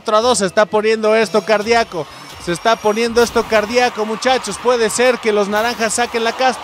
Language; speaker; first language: Spanish; native; Spanish